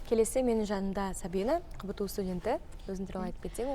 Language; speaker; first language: Kazakh; native; Kazakh